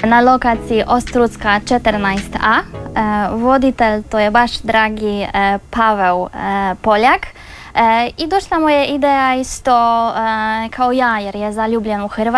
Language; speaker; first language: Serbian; non-native, learner; Polish